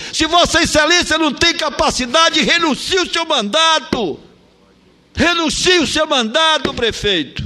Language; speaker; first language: Portuguese; native; Portuguese